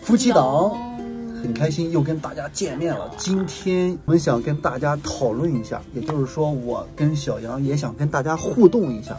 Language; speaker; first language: Chinese; native; Chinese